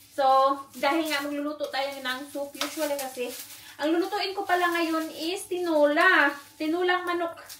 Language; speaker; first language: Filipino; non-native, local second language; Cebuano